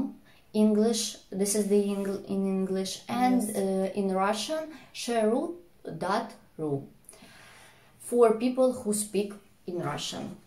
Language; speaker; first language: English; non-native, fluent; Russian